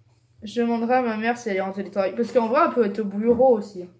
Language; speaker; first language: French; native; French